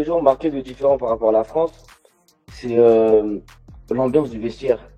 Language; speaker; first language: French; native; French